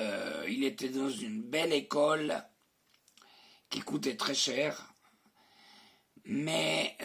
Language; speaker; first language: French; non-native, fluent; Spanish